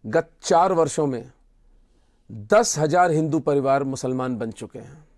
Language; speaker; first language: Hindi; native; Hindi